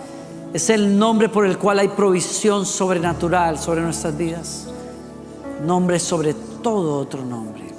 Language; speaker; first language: Spanish; native; Spanish